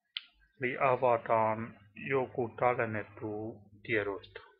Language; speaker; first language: Finnish; non-native, learner; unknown